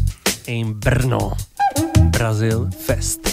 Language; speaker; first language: Portuguese; non-native, fluent; Czech